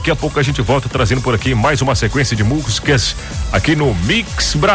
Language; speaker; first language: Portuguese; native; Portuguese